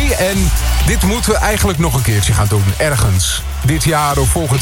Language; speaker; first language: Dutch; native; Dutch